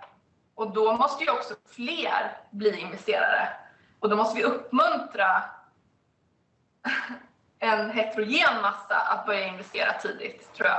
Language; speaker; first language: Swedish; native; Swedish